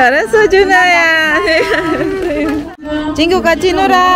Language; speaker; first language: Korean; non-native, learner; Filipino